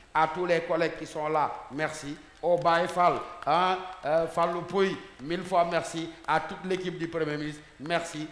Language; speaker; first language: French; non-native, local second language; Wolof